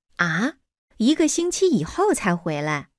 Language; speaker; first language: Chinese; non-native, fluent; Vietnamese